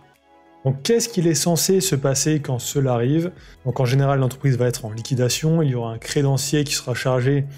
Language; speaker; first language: French; native; French